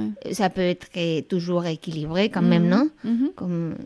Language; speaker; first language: French; non-native, fluent; Spanish